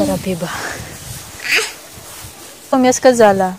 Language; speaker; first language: Russian; non-native, learner; Filipino